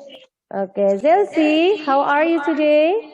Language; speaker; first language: English; non-native, learner; Indonesian